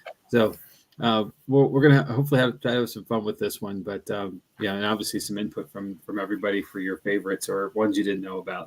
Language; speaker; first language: English; native; English